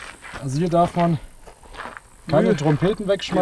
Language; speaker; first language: German; native; German